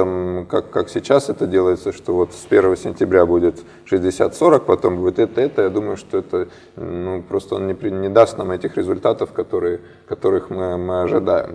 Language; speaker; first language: Russian; native; Russian